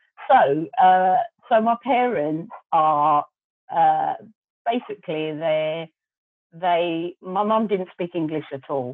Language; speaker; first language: English; non-native, local second language; Gujarati